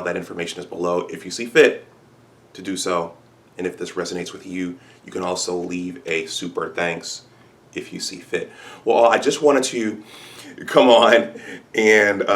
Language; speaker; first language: English; native; English